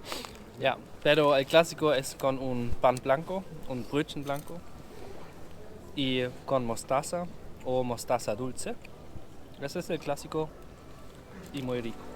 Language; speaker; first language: Spanish; non-native, learner; German